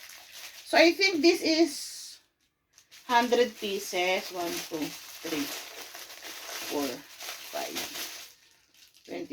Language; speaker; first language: English; non-native, local second language; Filipino